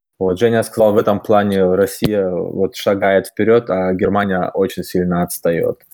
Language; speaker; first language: Russian; early bilingual, heritage; German